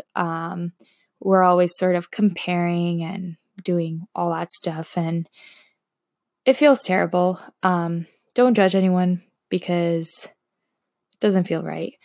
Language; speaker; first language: English; non-native, fluent; Slovak